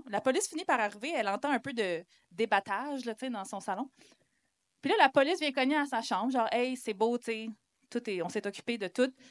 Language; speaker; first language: French; native; French